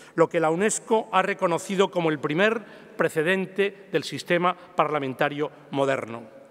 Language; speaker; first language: Spanish; native; Spanish